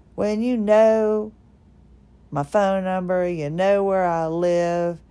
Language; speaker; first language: English; early bilingual, other home language; Swedish